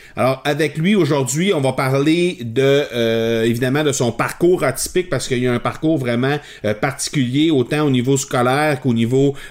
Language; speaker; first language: French; native; French